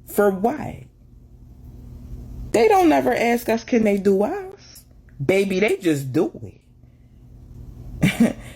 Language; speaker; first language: English; native; English